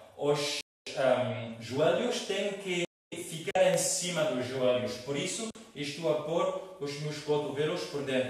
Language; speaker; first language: Portuguese; non-native, fluent; French